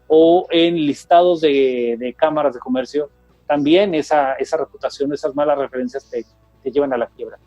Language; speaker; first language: Spanish; native; Spanish